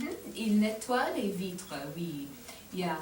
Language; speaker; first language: French; non-native, fluent; English